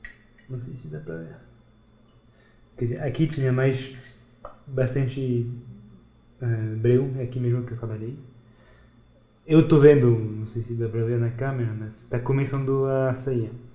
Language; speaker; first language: Portuguese; non-native, fluent; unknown